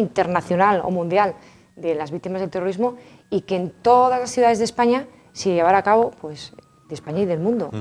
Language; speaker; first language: Spanish; native; Spanish